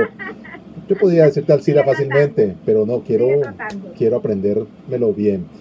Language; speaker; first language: Spanish; native; Spanish